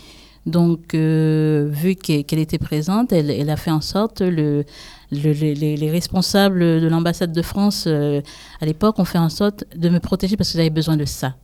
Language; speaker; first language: French; non-native, local second language; Haitian Creole